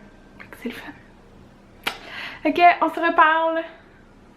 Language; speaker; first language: French; native; French